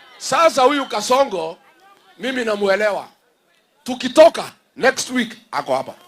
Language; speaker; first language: Swahili; non-native, local second language; Kikuyu